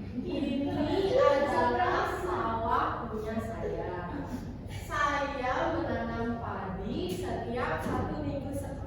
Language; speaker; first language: Indonesian; non-native, learner; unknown